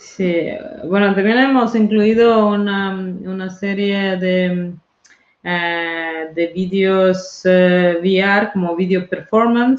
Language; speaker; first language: Spanish; non-native, fluent; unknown